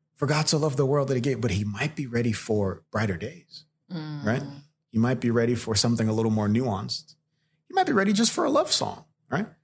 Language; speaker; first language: English; early bilingual, other home language; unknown